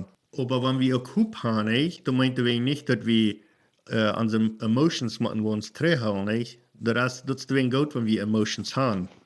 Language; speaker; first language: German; non-native, learner; Plautdietsch